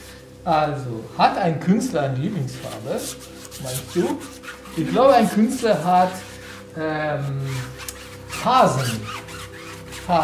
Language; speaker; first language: German; non-native, fluent; Georgian